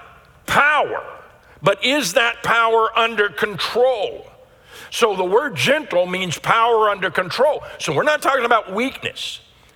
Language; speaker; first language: English; native; English